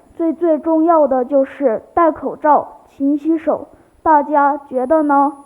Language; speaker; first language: Chinese; early bilingual, heritage; Chinese